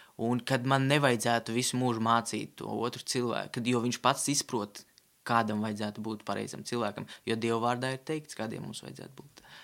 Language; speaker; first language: Latvian; non-native, local second language; Russian